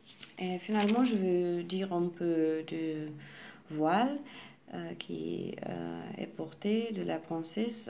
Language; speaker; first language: French; non-native, learner; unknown